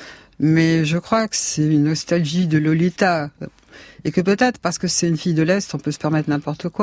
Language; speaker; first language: French; native; French